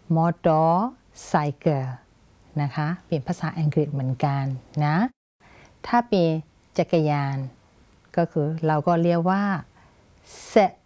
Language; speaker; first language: Thai; non-native, fluent; Burmese